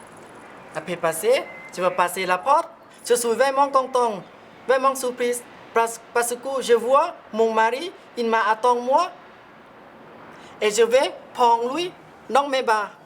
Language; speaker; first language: French; non-native, learner; Thai